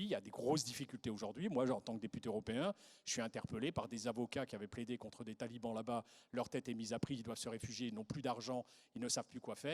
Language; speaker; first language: French; native; French